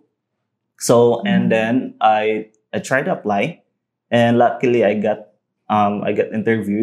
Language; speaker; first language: English; non-native, local second language; Cebuano